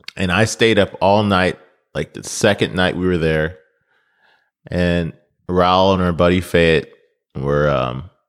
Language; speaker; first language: English; native; English